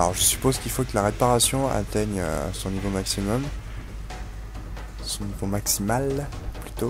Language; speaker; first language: French; native; French